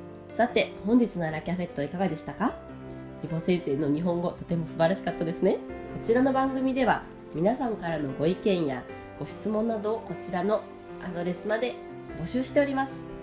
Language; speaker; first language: Japanese; native; Japanese